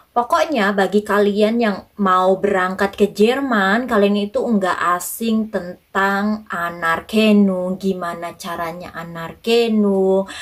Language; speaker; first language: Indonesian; native; Indonesian